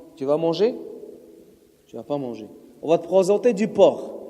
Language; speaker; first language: French; non-native, local second language; Arabic